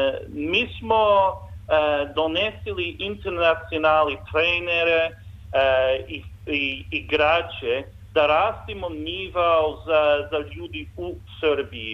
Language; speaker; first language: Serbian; non-native, learner; English